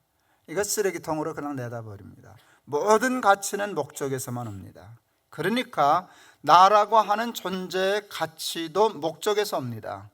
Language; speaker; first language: Korean; native; Korean